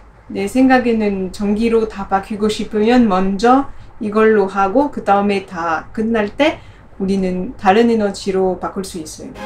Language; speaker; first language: Korean; non-native, learner; French